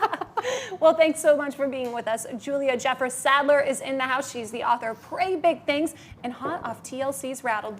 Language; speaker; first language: English; native; English